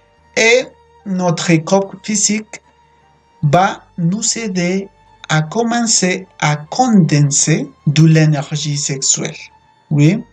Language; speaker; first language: French; non-native, fluent; Spanish